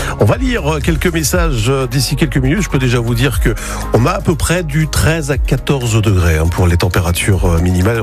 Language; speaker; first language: French; native; French